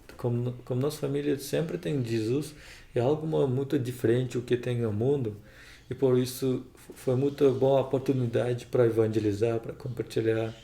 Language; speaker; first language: Portuguese; non-native, learner; Russian